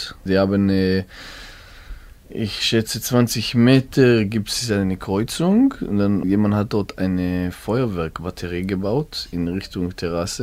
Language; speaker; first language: German; non-native, learner; Hebrew